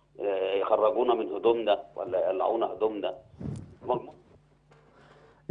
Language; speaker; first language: Arabic; native; Arabic